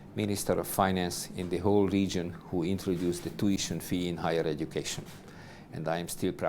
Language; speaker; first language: English; non-native, fluent; Hungarian